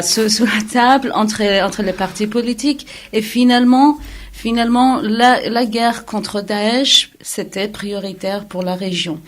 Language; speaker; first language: French; non-native, fluent; Kurdish